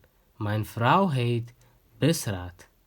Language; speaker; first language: Dutch; non-native, learner; Tigrinya